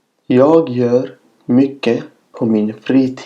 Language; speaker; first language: Swedish; non-native, fluent; Arabic